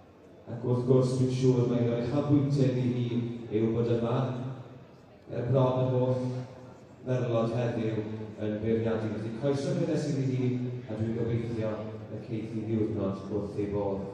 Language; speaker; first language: Welsh; native; Welsh